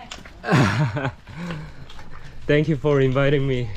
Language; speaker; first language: English; non-native, learner; Korean